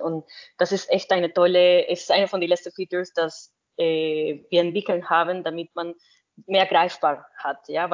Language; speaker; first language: German; non-native, fluent; Spanish